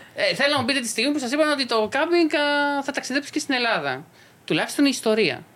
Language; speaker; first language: Greek; native; Greek